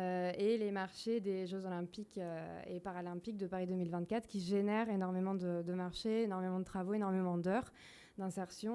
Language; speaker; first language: French; native; French